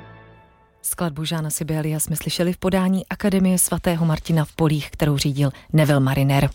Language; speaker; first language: Czech; native; Czech